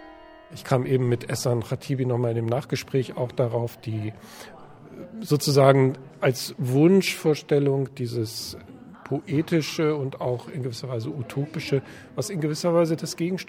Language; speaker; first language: German; native; German